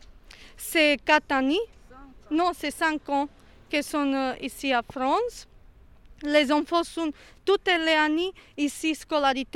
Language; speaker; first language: French; non-native, learner; Serbian